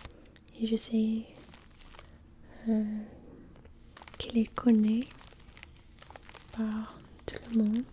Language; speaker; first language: French; non-native, learner; English